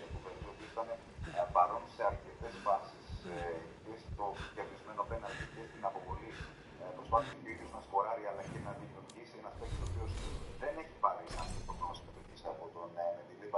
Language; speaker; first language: Greek; native; Greek